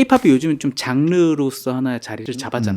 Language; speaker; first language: Korean; native; Korean